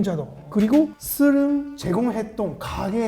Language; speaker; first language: Korean; non-native, fluent; Japanese